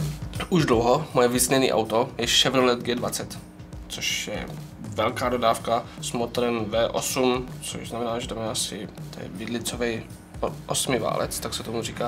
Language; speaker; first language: Czech; native; Czech